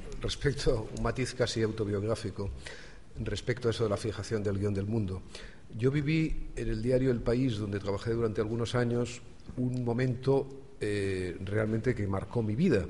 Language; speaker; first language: Spanish; native; Spanish